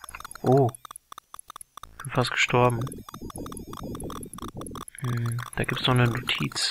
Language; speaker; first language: German; native; German